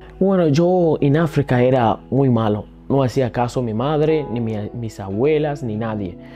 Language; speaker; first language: Spanish; early bilingual, other home language; Akan